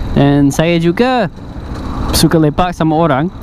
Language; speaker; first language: Malay; non-native, fluent; English